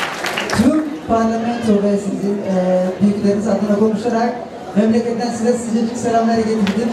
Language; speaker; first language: Turkish; non-native, fluent; Somali